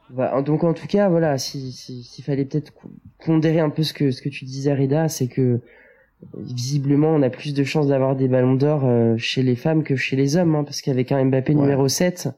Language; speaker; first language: French; native; French